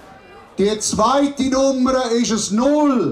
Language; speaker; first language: German; native; German